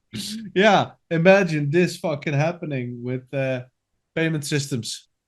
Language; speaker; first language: English; non-native, fluent; Dutch